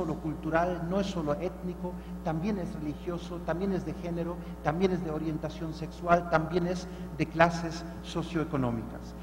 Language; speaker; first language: Spanish; non-native, fluent; German